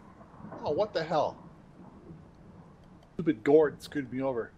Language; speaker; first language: English; native; English